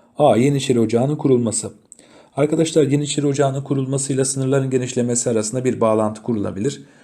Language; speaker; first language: Turkish; native; Turkish